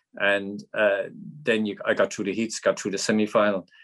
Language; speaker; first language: English; native; English